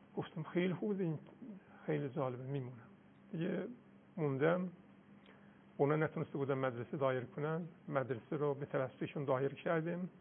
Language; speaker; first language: Persian; non-native, local second language; Azerbaijani